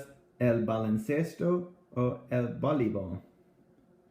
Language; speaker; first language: Spanish; non-native, fluent; English